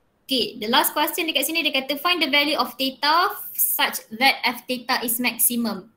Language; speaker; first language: English; non-native, local second language; Malay